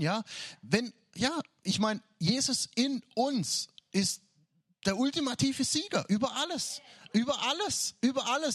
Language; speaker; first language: German; native; German